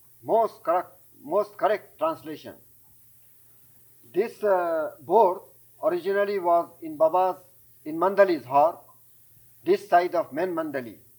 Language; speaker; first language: English; non-native, fluent; Persian